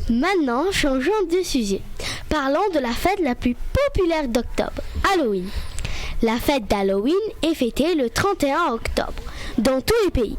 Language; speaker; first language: French; native; French